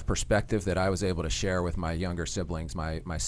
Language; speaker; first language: English; native; English